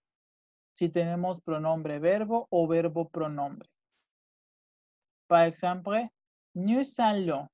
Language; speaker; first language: Spanish; native; Spanish